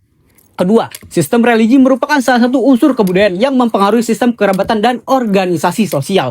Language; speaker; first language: Indonesian; native; Indonesian